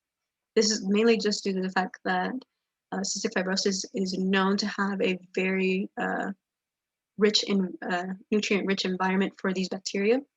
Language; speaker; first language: English; native; English